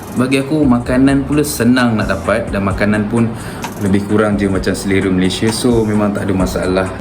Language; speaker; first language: Malay; native; Malay